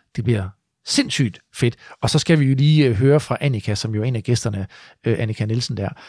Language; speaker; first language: English; non-native, fluent; Danish